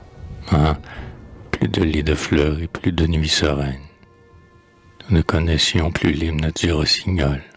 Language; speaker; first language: French; native; French